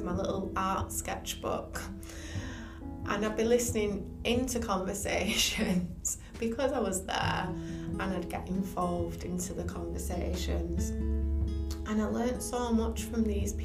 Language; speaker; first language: English; native; English